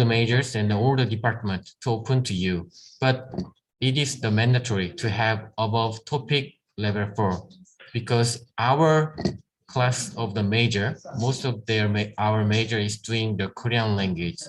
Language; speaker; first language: English; non-native, learner; Korean